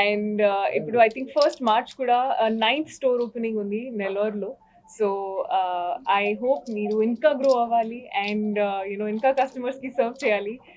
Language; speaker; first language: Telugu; non-native, learner; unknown